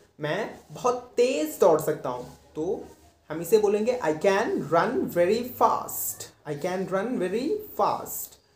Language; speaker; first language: Hindi; native; Hindi